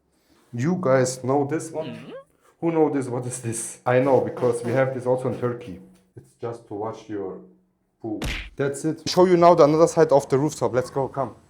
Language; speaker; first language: English; non-native, learner; Turkish